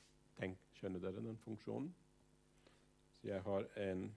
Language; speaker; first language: Norwegian; non-native, fluent; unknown